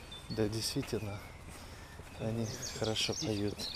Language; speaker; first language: Russian; non-native, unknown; English